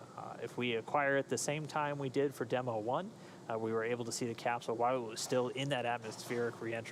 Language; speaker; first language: English; native; English